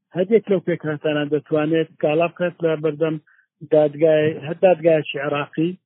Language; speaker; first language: Central Kurdish; native; Central Kurdish